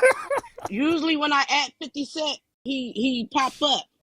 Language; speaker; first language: English; native; English